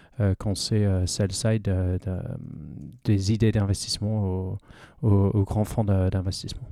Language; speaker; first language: French; non-native, fluent; English